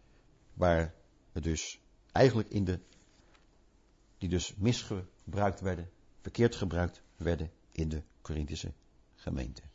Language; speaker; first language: Dutch; native; Dutch